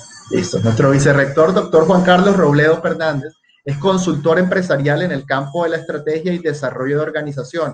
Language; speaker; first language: Spanish; native; Spanish